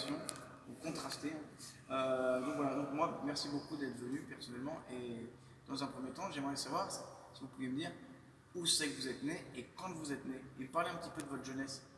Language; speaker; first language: French; native; French